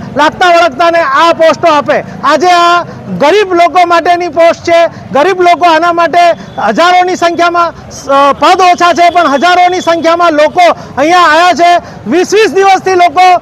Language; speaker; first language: Gujarati; native; Gujarati